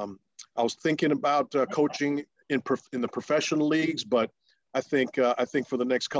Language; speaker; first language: English; non-native, fluent; Russian